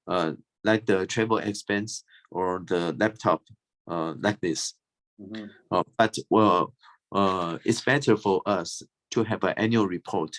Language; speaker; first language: English; non-native, fluent; Chinese